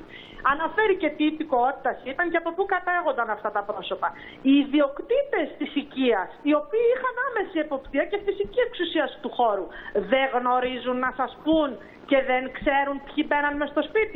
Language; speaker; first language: Greek; native; Greek